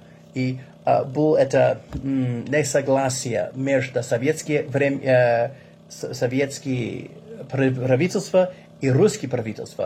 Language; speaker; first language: Russian; non-native, learner; English